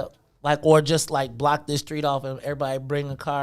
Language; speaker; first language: English; native; English